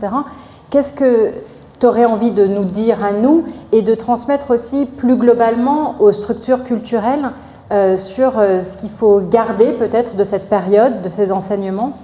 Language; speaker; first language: French; native; French